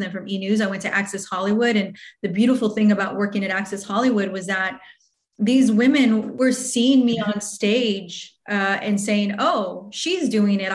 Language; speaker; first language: English; native; English